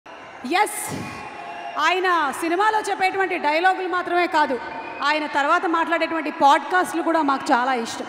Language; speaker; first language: Telugu; native; Telugu